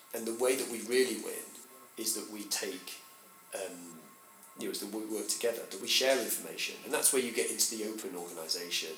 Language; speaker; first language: English; native; English